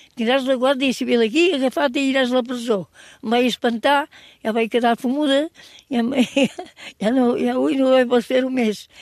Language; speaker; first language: Catalan; native; Catalan